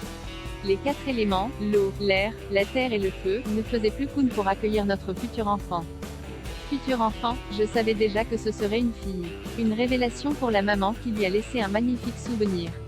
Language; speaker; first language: French; native; French